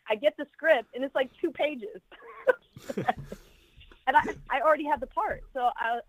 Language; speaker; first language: English; native; English